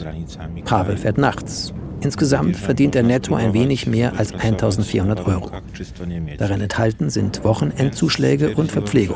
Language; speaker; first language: German; native; German